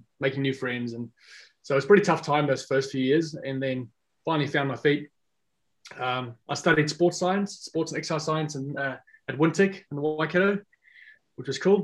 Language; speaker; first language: English; non-native, local second language; Afrikaans